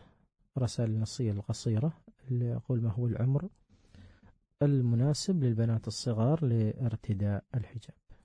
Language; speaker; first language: Arabic; native; Arabic